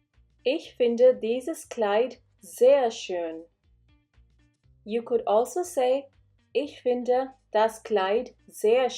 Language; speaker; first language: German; non-native, fluent; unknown